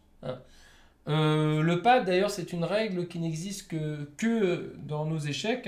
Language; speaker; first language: French; native; French